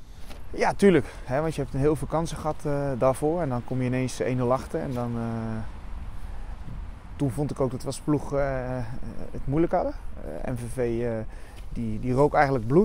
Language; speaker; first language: Dutch; native; Dutch